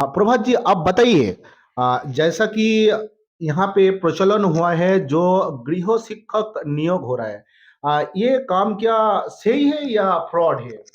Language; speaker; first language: Hindi; non-native, local second language; Bangla